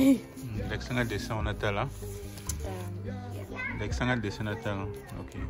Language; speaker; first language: French; non-native, local second language; Lingala